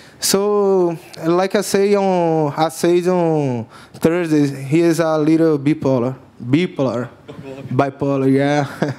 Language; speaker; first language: English; non-native, learner; Portuguese